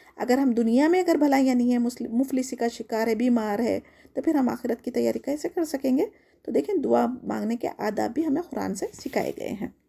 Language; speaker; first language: Urdu; native; Urdu